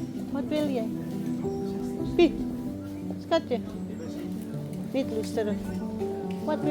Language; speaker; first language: Dutch; non-native, learner; Indonesian